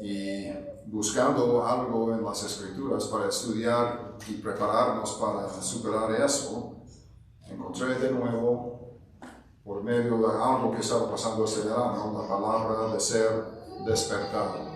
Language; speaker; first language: Spanish; non-native, fluent; English